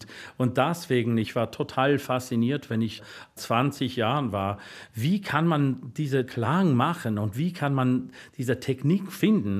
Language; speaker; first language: German; non-native, fluent; English